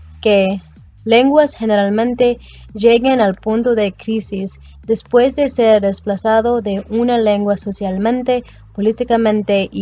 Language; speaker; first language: Spanish; non-native, learner; English